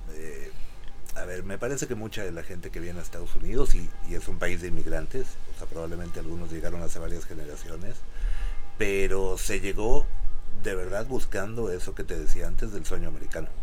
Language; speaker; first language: Spanish; native; Spanish